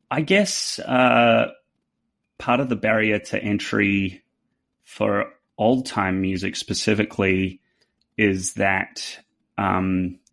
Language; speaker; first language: English; native; English